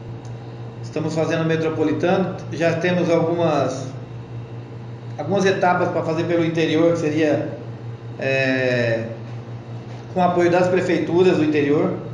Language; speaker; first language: Portuguese; native; Portuguese